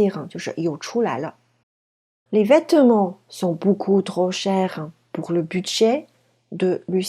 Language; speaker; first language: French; non-native, fluent; Chinese